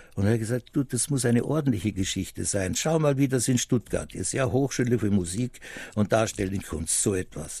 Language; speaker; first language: German; native; German